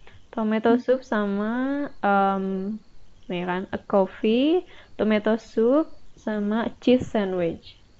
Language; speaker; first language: English; non-native, fluent; Indonesian